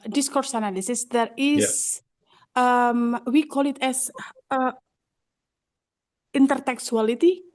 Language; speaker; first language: English; non-native, fluent; Indonesian